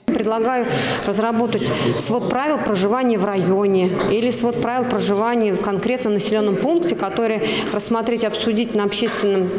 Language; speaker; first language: Russian; native; Russian